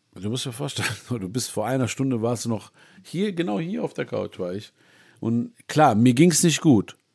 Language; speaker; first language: German; native; German